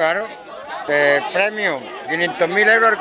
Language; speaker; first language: Spanish; native; Spanish